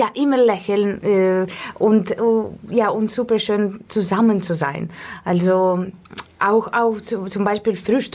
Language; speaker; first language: German; non-native, fluent; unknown